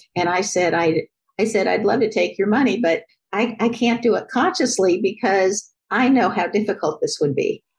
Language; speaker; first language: English; native; English